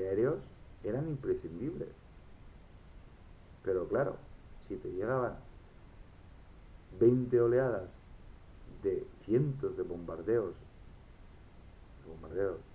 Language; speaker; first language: Spanish; native; Spanish